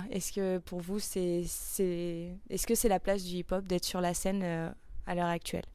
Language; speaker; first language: French; native; French